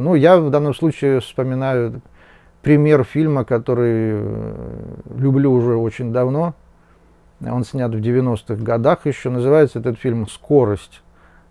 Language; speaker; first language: Russian; native; Russian